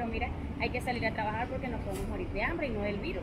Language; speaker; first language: Spanish; native; Spanish